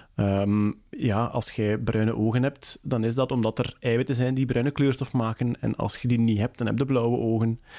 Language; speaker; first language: Dutch; native; Dutch